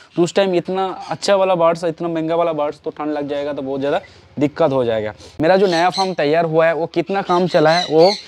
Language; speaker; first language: Hindi; non-native, local second language; Bangla